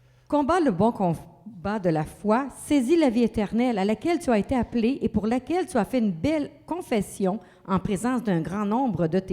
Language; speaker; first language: French; native; French